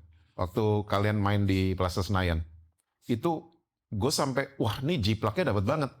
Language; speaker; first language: Indonesian; native; Indonesian